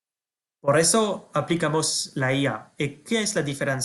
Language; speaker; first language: Spanish; non-native, fluent; French